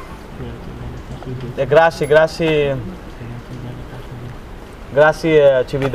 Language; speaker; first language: Italian; non-native, learner; Bangla